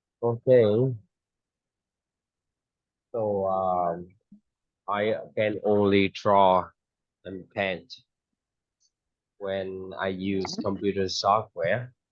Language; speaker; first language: English; non-native, fluent; Vietnamese